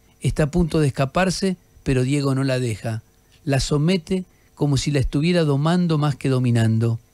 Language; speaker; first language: Spanish; native; Spanish